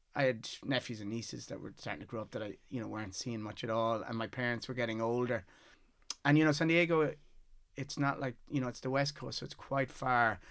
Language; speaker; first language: English; native; English